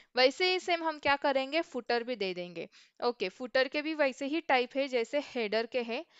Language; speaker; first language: Hindi; non-native, local second language; Marathi